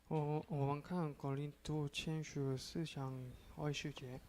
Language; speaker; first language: Chinese; non-native, learner; Korean